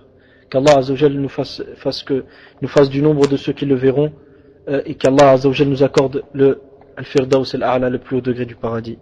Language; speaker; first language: French; native; French